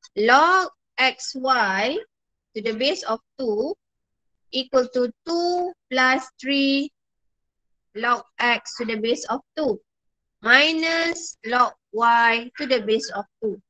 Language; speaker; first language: English; non-native, local second language; Malay